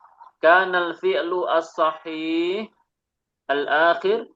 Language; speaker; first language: Arabic; non-native, fluent; Indonesian